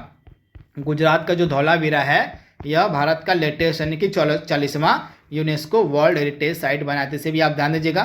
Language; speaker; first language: Hindi; native; Hindi